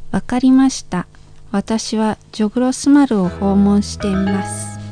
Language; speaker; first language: Japanese; non-native, fluent; Indonesian